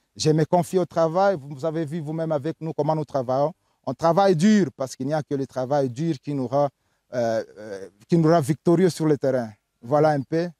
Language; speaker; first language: French; non-native, local second language; Swahili